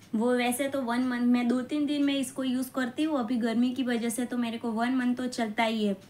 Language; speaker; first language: Hindi; non-native, local second language; Gujarati